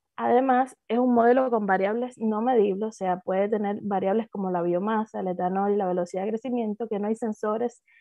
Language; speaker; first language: Spanish; native; Spanish